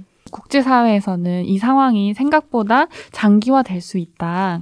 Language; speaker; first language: Korean; native; Korean